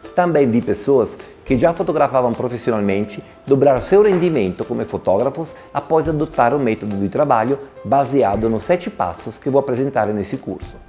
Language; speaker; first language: Portuguese; non-native, fluent; Italian